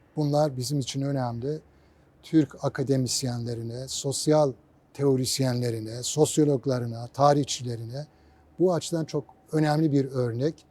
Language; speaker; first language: Turkish; native; Turkish